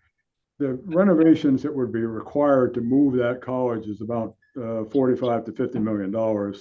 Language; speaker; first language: English; native; English